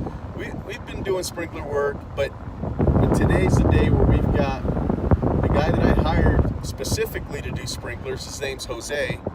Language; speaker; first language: English; native; English